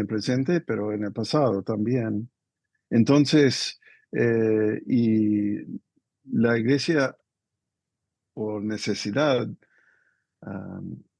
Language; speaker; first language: Spanish; non-native, fluent; English